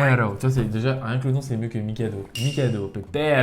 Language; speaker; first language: French; native; French